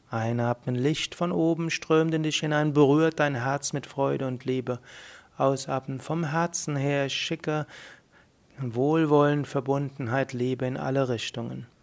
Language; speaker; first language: German; native; German